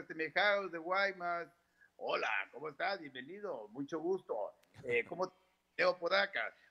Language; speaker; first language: Spanish; native; Spanish